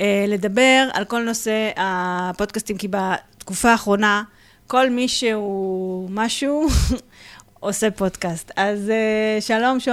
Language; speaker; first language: Hebrew; native; Hebrew